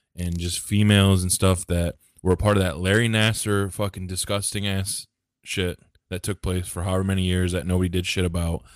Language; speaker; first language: English; early bilingual, other home language; Japanese